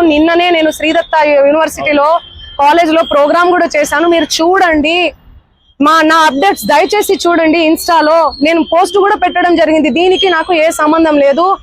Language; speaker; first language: Telugu; non-native, local second language; Lambadi